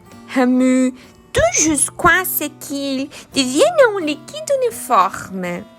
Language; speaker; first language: French; non-native, learner; Portuguese